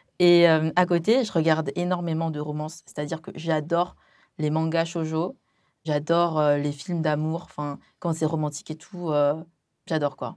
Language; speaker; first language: French; early bilingual, other home language; Chinese